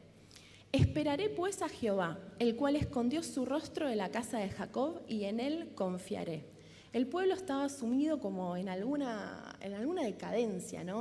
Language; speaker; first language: Spanish; native; Spanish